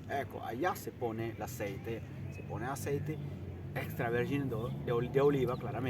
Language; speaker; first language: Spanish; early bilingual, heritage; Italian